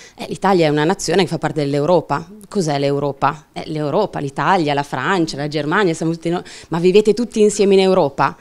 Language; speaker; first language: Italian; native; Italian